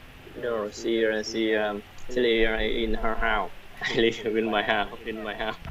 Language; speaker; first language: English; non-native, learner; Vietnamese